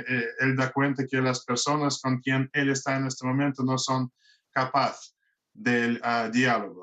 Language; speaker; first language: Spanish; non-native, fluent; Russian